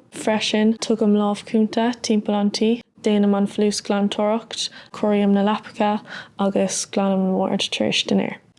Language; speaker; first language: Irish; non-native, local second language; English